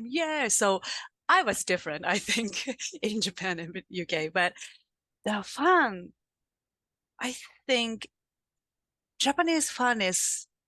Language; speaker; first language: English; non-native, learner; Japanese